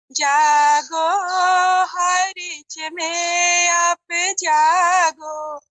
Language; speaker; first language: Hindi; non-native, local second language; Bangla